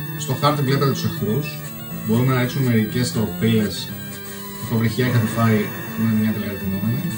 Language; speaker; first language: Greek; early bilingual, other home language; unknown